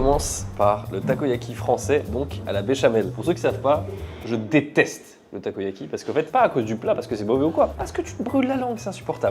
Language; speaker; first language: French; native; French